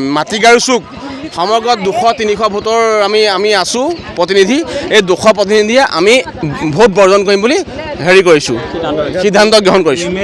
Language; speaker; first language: Assamese; native; Assamese